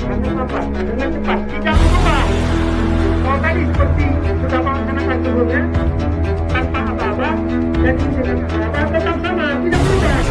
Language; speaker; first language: Indonesian; native; Indonesian